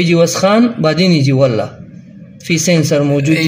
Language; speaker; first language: Arabic; non-native, learner; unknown